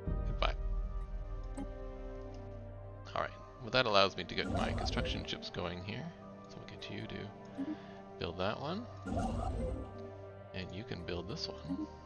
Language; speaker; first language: English; native; English